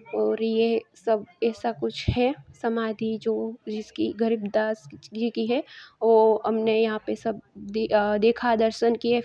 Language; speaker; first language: Hindi; non-native, local second language; Gujarati